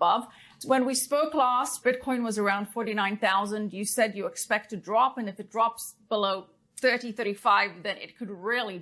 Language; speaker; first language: English; native; English